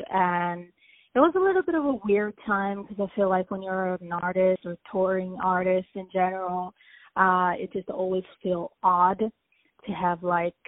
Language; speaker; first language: English; early bilingual, other home language; Italian